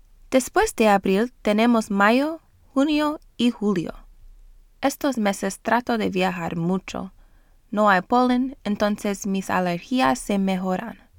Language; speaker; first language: Spanish; non-native, learner; English